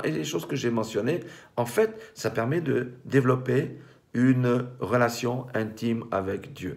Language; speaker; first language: French; native; French